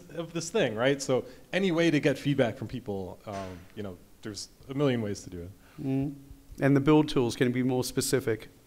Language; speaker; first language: English; native; English